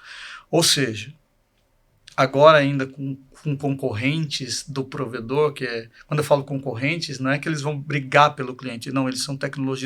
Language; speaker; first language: Portuguese; native; Portuguese